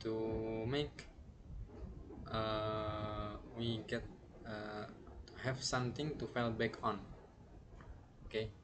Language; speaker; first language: English; non-native, learner; Indonesian